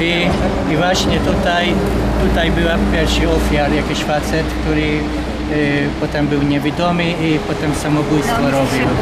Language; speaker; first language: Polish; non-native, learner; Hungarian